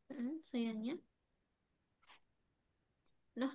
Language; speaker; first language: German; non-native, fluent; Indonesian